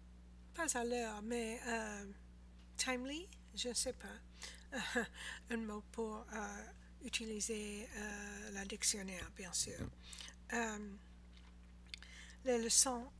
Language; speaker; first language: French; non-native, learner; English